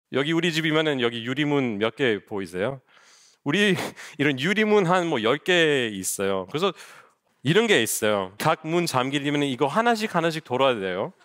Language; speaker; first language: Korean; non-native, fluent; English